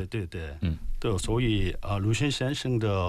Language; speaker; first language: Chinese; non-native, learner; Korean